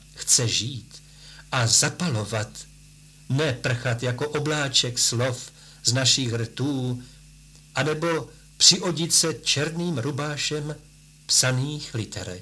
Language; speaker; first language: Czech; native; Czech